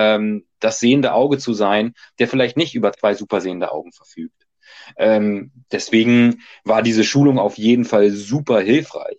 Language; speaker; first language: German; native; German